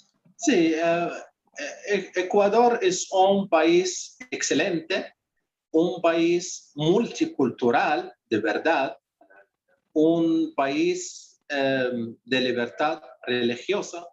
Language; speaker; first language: Spanish; non-native, fluent; Arabic